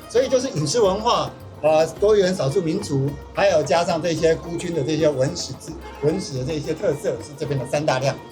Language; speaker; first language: Chinese; native; Chinese